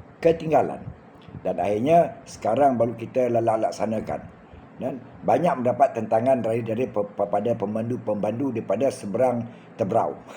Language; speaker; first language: Malay; native; Malay